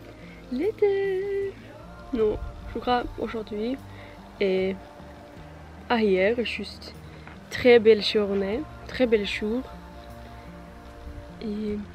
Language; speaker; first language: French; non-native, learner; Norwegian